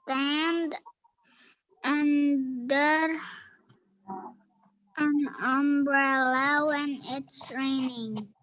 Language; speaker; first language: English; non-native, learner; Indonesian